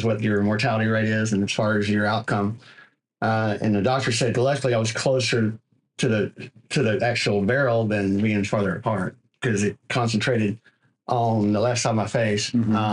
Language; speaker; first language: English; native; English